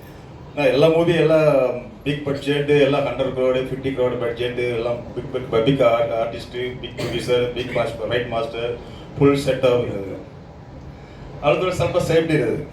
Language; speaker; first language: Kannada; non-native, learner; Tamil